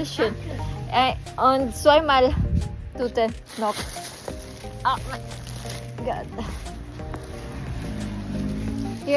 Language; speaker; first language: German; non-native, learner; Filipino